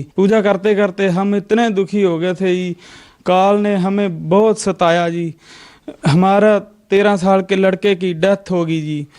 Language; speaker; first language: Hindi; non-native, local second language; Punjabi